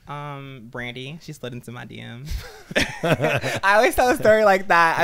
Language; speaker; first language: English; native; English